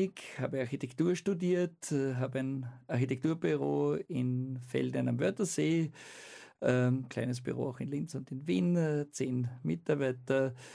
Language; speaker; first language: German; native; German